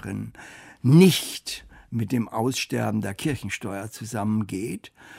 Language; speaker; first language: German; native; German